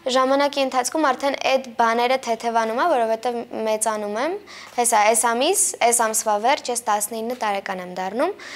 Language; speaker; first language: Armenian; early bilingual, heritage; Armenian